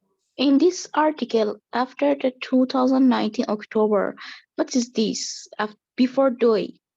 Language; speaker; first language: English; non-native, learner; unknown